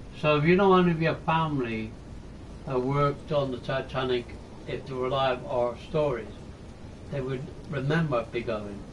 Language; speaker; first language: English; native; English